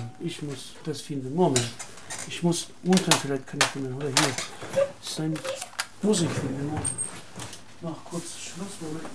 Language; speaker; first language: German; non-native, learner; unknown